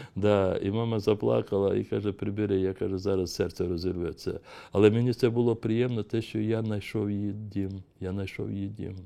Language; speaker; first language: Ukrainian; non-native, local second language; Crimean Tatar